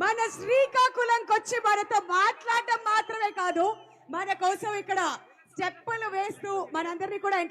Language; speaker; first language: Telugu; native; Telugu